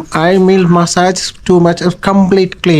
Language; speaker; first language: English; non-native, learner; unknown